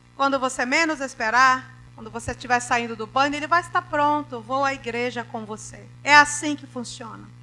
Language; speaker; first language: Portuguese; native; Portuguese